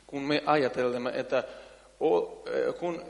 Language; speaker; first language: Finnish; non-native, learner; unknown